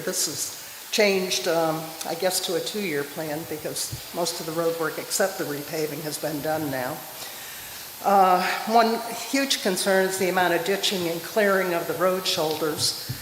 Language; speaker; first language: English; native; English